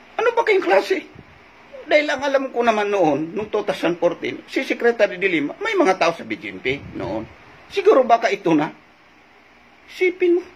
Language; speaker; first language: Filipino; non-native, local second language; Cebuano